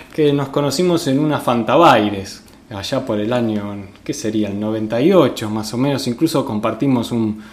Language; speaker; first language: Spanish; native; Spanish